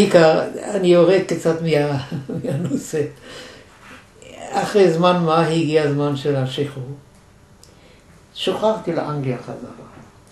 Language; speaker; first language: Hebrew; non-native, fluent; German